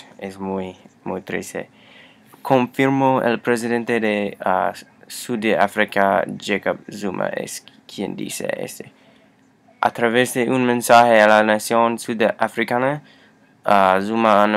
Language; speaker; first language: Spanish; non-native, learner; English